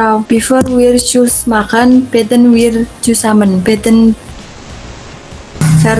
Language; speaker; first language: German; non-native, learner; Indonesian